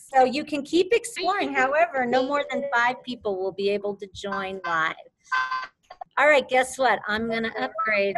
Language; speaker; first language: English; native; English